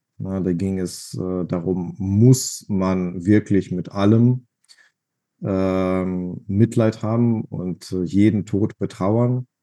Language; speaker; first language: German; non-native, fluent; Russian